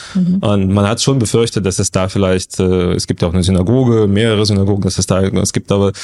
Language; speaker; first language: German; non-native, fluent; Russian